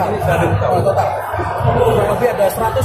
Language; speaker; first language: Indonesian; native; Indonesian